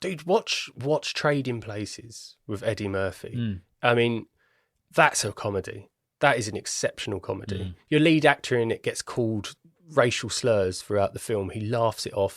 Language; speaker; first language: English; native; English